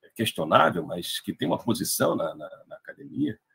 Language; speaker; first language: Portuguese; native; Portuguese